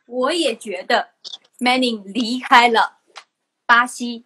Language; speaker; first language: Chinese; non-native, learner; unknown